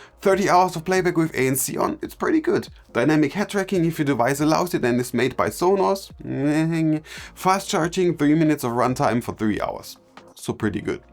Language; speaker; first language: English; non-native, fluent; German